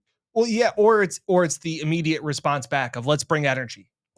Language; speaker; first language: English; native; English